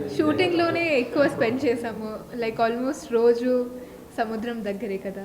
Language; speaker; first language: Telugu; non-native, local second language; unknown